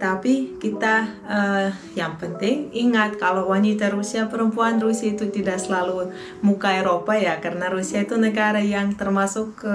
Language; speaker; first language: Indonesian; non-native, fluent; Russian